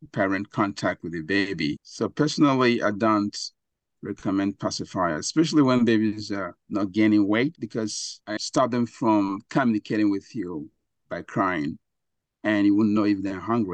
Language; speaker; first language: English; non-native, local second language; Igbo